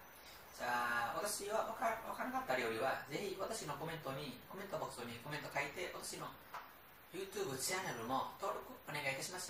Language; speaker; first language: Japanese; non-native, learner; Nepali